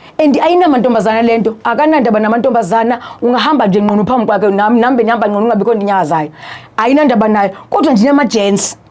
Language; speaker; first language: Zulu; non-native, local second language; Xhosa